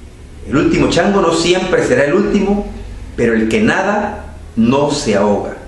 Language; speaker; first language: Spanish; native; Spanish